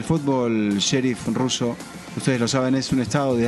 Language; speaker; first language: Spanish; native; Spanish